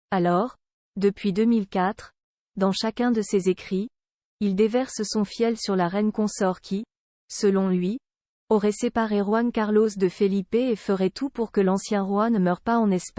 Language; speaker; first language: French; native; French